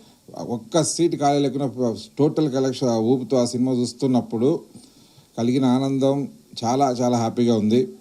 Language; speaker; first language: Telugu; native; Telugu